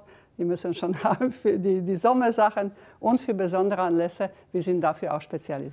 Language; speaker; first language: German; non-native, fluent; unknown